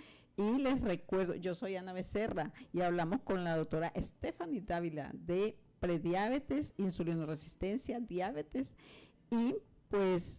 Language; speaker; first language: Spanish; native; Spanish